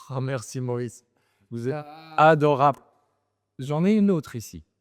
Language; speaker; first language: French; native; French